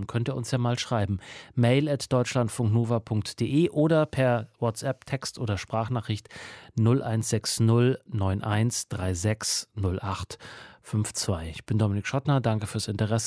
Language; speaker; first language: German; native; German